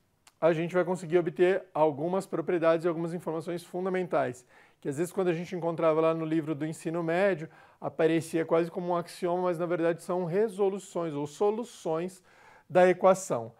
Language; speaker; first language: Portuguese; native; Portuguese